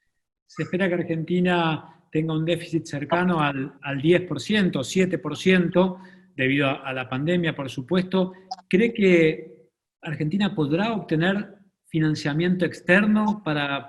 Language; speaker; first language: Spanish; native; Spanish